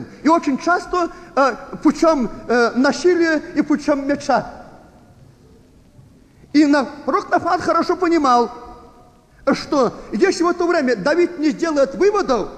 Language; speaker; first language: Russian; native; Russian